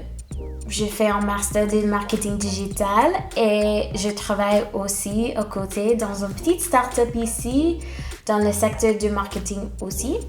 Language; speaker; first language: French; non-native, fluent; English